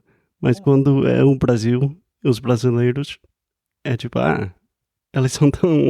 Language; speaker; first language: Portuguese; non-native, fluent; English